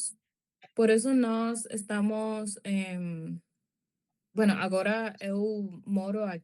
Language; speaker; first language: Portuguese; non-native, learner; Spanish